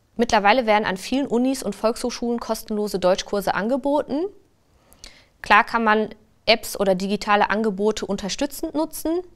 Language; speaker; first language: German; non-native, fluent; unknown